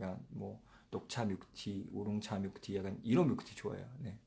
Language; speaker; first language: Korean; non-native, fluent; Chinese